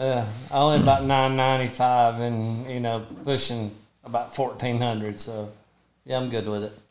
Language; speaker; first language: English; native; English